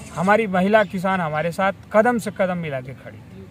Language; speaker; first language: Hindi; native; Hindi